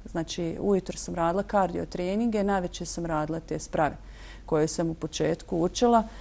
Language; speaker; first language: Croatian; native; Croatian